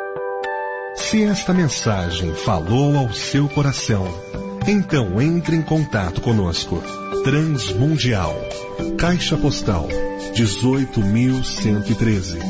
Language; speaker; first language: Portuguese; native; Portuguese